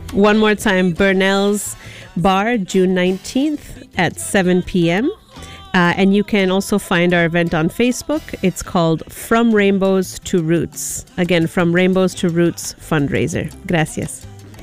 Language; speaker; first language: English; early bilingual, other home language; Spanish